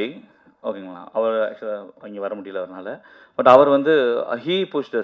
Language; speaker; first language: Tamil; native; Tamil